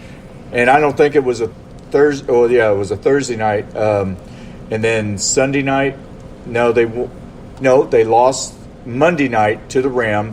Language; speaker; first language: English; native; English